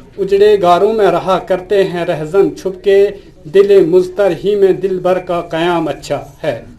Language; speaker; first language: Urdu; non-native, local second language; Kashmiri